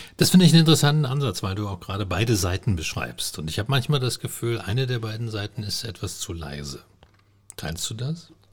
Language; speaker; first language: German; native; German